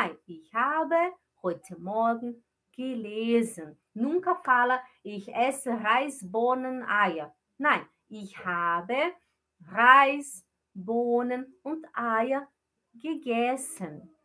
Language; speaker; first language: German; non-native, fluent; Portuguese